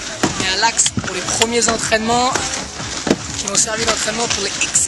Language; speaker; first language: French; native; French